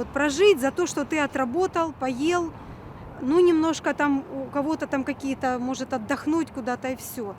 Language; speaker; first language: Russian; native; Russian